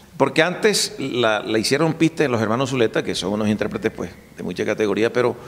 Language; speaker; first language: Spanish; native; Spanish